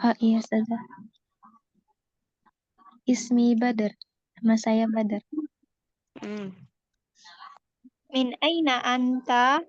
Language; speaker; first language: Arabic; non-native, learner; Indonesian